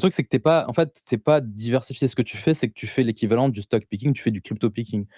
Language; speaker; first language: French; native; French